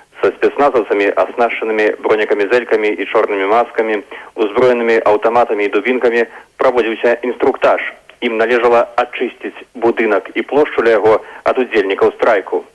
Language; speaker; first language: Belarusian; native; Belarusian